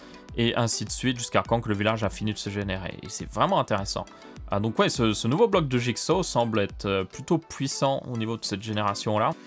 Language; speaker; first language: French; native; French